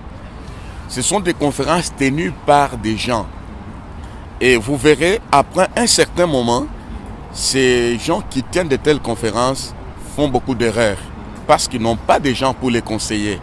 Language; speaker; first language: French; non-native, local second language; Swahili